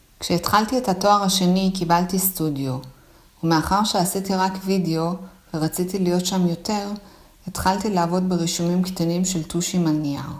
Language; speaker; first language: Hebrew; early bilingual, other home language; Persian